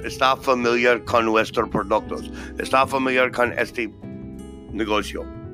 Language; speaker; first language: Spanish; non-native, learner; English